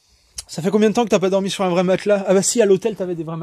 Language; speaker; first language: French; native; French